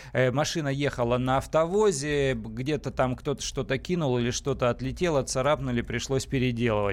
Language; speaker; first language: Russian; native; Russian